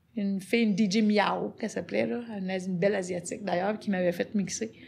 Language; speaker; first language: French; native; French